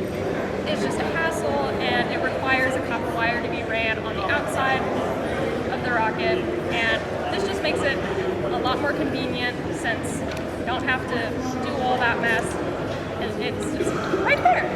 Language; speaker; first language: English; native; English